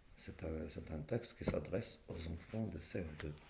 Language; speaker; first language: French; non-native, local second language; Arabic